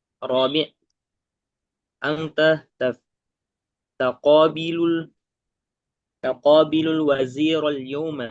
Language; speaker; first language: Arabic; non-native, learner; Indonesian